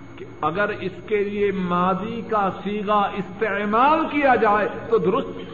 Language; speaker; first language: Urdu; native; Urdu